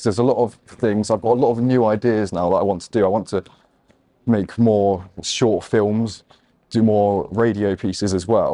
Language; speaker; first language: English; native; English